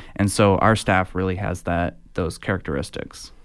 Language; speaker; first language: English; native; English